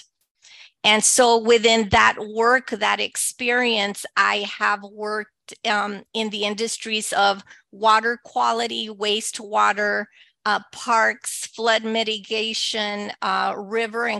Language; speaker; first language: English; early bilingual, other home language; Spanish